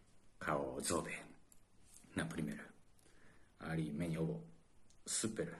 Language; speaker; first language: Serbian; non-native, learner; Japanese